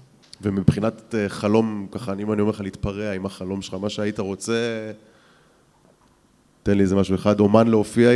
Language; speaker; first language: Hebrew; native; Hebrew